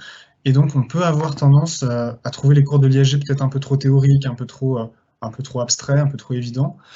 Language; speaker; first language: French; native; French